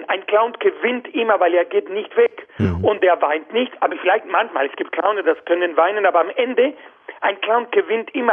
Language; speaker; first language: German; non-native, fluent; Spanish